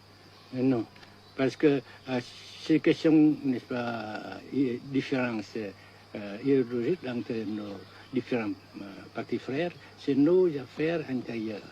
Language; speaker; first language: French; non-native, fluent; Vietnamese